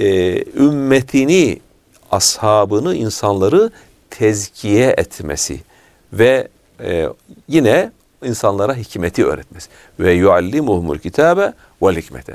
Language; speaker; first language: Turkish; native; Turkish